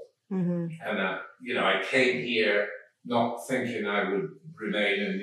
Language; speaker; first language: English; native; English